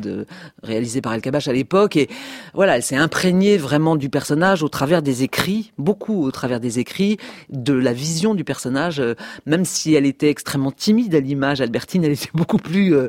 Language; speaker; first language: French; native; French